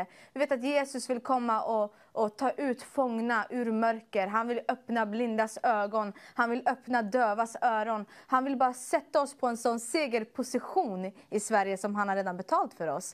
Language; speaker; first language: Swedish; early bilingual, other home language; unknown